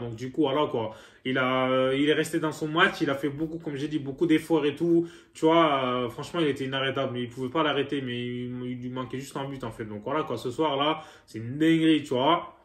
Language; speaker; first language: French; native; French